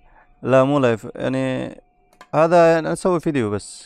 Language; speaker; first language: Arabic; non-native, learner; Bangla